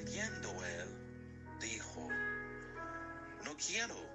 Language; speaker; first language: Spanish; non-native, learner; Haitian Creole